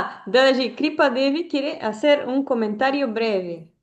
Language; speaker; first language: Spanish; non-native, fluent; Portuguese